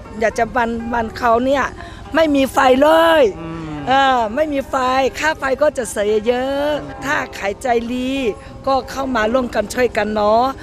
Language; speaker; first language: Thai; non-native, learner; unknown